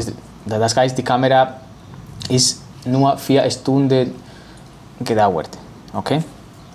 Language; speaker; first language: German; non-native, learner; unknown